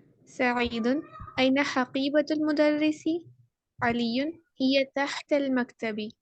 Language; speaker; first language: Arabic; non-native, learner; Urdu